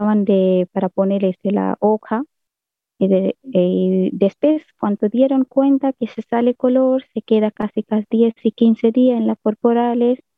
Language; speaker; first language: Spanish; non-native, learner; Hindi